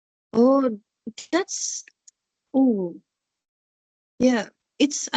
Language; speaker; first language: English; non-native, learner; Indonesian